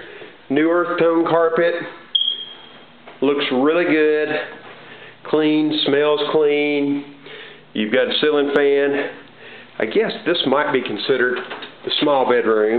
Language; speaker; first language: English; native; English